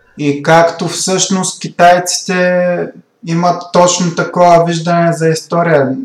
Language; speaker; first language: Bulgarian; native; Bulgarian